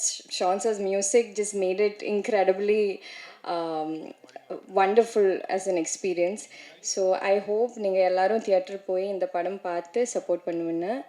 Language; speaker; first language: Tamil; non-native, learner; Malayalam